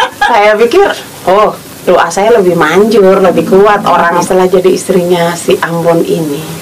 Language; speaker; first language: Indonesian; native; Indonesian